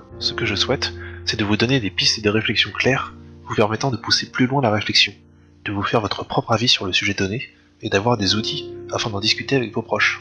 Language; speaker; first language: French; native; French